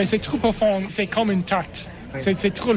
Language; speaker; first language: French; non-native, learner; English